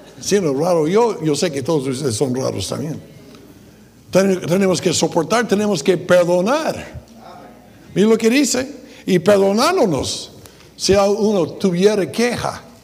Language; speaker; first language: Spanish; non-native, fluent; English